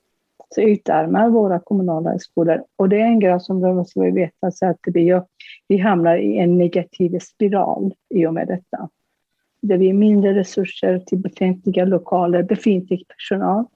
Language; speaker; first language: Swedish; non-native, fluent; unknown